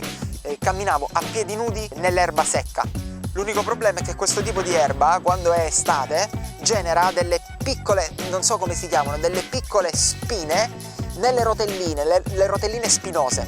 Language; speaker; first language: Italian; native; Italian